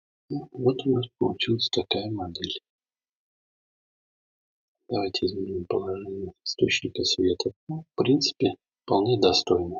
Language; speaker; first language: Russian; native; Russian